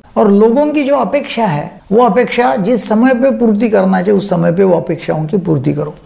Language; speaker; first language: Hindi; non-native, local second language; Marathi